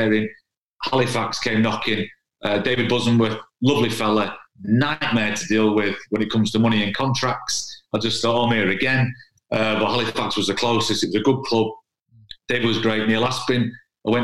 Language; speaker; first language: English; native; English